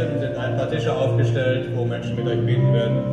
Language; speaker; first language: German; non-native, fluent; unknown